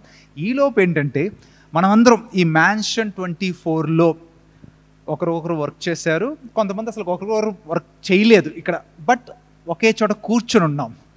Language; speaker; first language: Telugu; native; Telugu